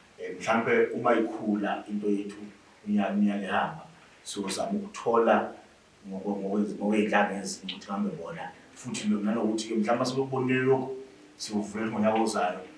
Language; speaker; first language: Zulu; native; Zulu